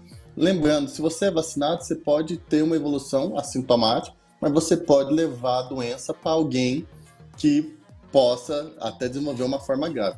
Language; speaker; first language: Portuguese; native; Portuguese